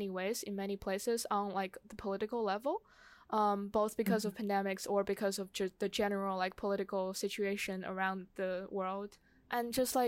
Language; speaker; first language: English; non-native, fluent; Chinese